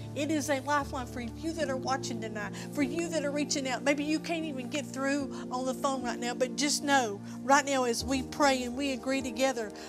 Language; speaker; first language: English; native; English